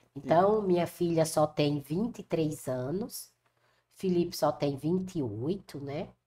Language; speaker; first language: Portuguese; native; Portuguese